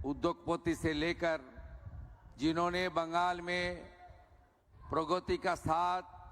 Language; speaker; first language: Hindi; non-native, local second language; Bangla